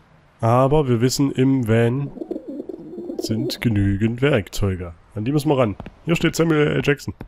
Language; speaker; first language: German; native; German